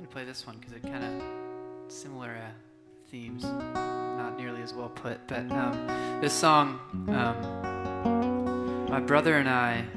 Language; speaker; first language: English; native; English